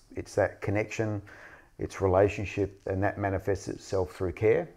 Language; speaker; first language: English; native; English